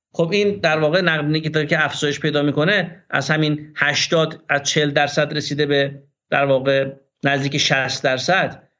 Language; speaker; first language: Persian; non-native, local second language; Azerbaijani